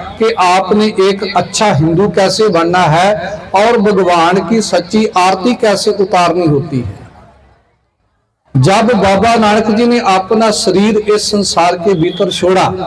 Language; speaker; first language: Urdu; non-native, local second language; Punjabi